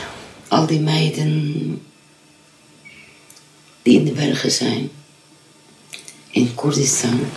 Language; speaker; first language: Dutch; non-native, fluent; Kurdish